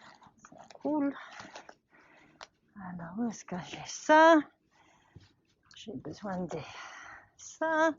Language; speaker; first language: French; non-native, learner; English